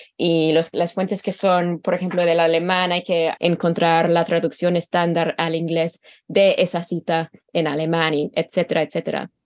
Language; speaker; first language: Spanish; non-native, fluent; English